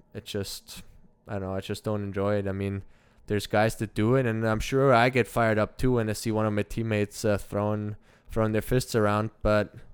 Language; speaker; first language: English; early bilingual, other home language; German